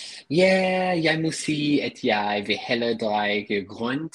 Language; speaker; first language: Danish; non-native, fluent; English